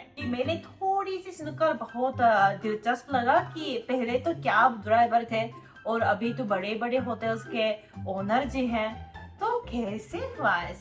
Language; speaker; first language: Hindi; non-native, fluent; Japanese